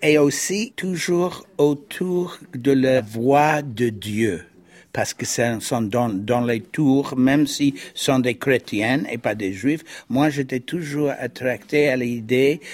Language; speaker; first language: French; non-native, fluent; English